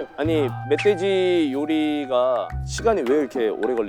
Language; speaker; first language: Korean; native; Korean